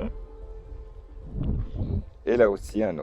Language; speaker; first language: French; native; French